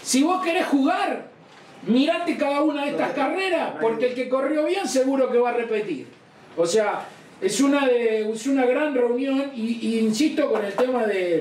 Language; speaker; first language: Spanish; native; Spanish